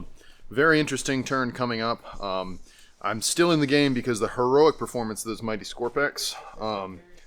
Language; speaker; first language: English; native; English